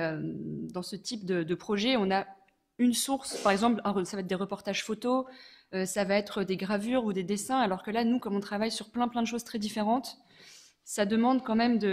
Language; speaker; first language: French; native; French